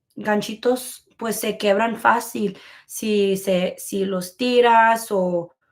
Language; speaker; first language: Spanish; early bilingual, heritage; Spanish